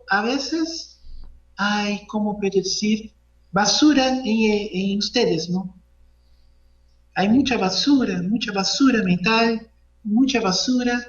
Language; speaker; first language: Spanish; non-native, learner; Portuguese